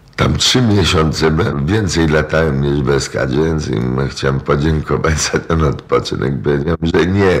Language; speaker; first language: Polish; native; Polish